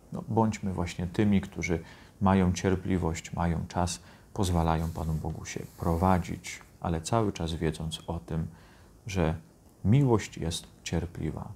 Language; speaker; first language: Polish; native; Polish